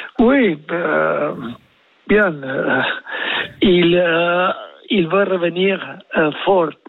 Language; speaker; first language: French; non-native, learner; Spanish